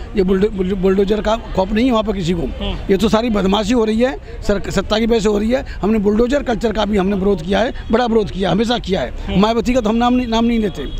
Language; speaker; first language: Hindi; native; Hindi